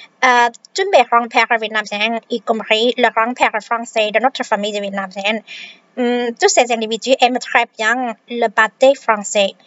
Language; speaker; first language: French; non-native, fluent; Vietnamese